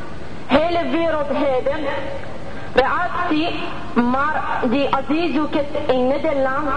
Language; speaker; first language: Dutch; non-native, learner; Persian